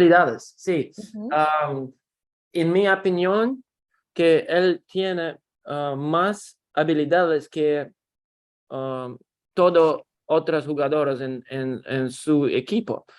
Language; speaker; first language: Spanish; non-native, learner; Russian